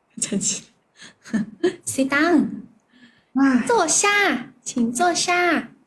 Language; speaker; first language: Chinese; non-native, learner; Thai